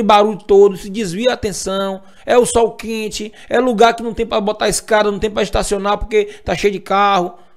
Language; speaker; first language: Portuguese; native; Portuguese